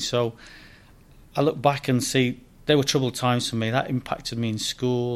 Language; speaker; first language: English; native; English